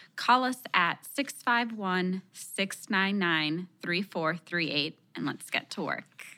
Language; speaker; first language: English; early bilingual, other home language; Spanish